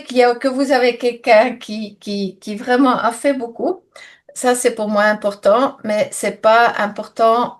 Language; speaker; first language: French; non-native, fluent; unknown